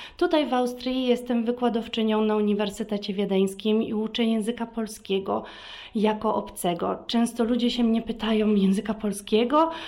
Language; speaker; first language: Polish; early bilingual, heritage; Polish